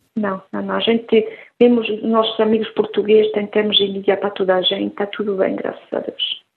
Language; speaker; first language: Portuguese; early bilingual, heritage; Portuguese